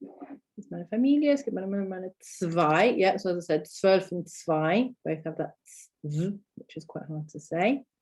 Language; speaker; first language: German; non-native, fluent; English